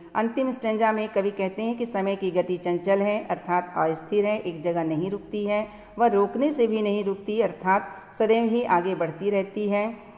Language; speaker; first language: Hindi; native; Hindi